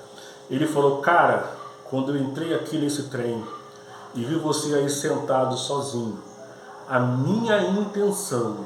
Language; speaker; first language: Portuguese; native; Portuguese